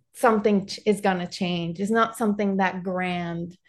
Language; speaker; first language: English; non-native, fluent; Spanish